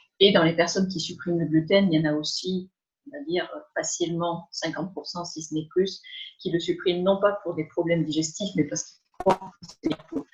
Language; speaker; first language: French; native; French